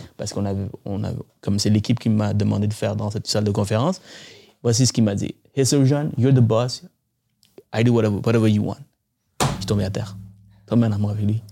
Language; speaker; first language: French; early bilingual, other home language; Tamil